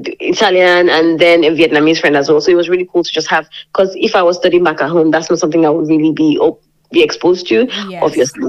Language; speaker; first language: English; non-native, local second language; Yoruba